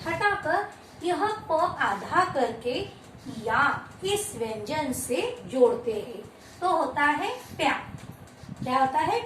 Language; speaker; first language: Hindi; non-native, local second language; Marathi